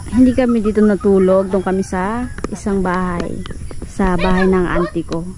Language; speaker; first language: Filipino; non-native, local second language; Bikol